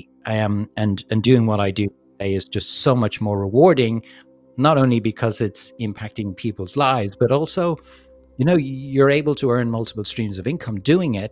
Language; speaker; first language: English; native; English